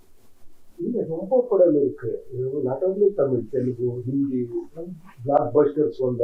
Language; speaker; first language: Tamil; non-native, learner; Kannada